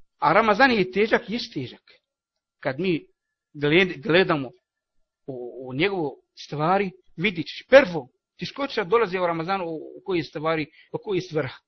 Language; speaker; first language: Bosnian; non-native, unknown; Arabic